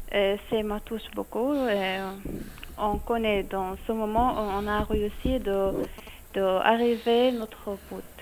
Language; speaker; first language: French; non-native, learner; Arabic